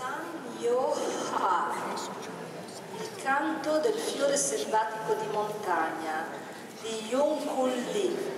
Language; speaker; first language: Italian; native; Italian